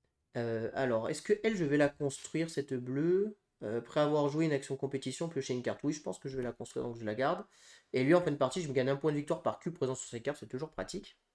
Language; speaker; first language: French; native; French